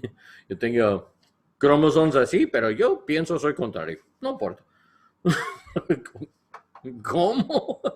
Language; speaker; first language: Spanish; non-native, learner; English